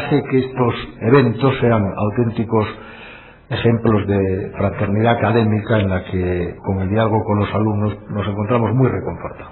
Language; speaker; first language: Spanish; native; Spanish